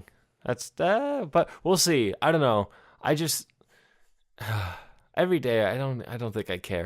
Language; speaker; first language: English; native; English